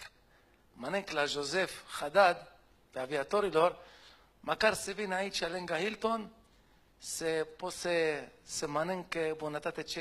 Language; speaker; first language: Romanian; non-native, fluent; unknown